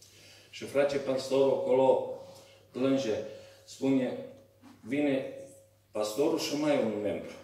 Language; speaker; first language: Romanian; non-native, learner; Serbian